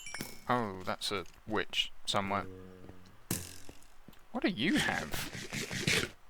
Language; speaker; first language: English; native; English